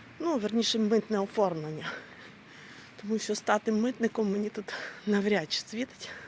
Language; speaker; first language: Ukrainian; native; Ukrainian